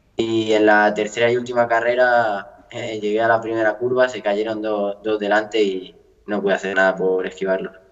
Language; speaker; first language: Spanish; native; Spanish